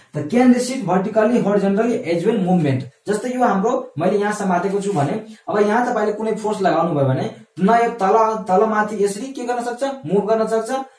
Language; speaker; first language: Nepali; non-native, local second language; Maithili